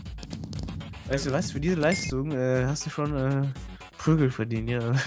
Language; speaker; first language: German; native; German